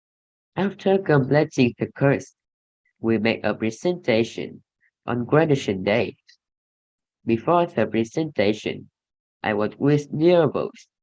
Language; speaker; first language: English; non-native, learner; Vietnamese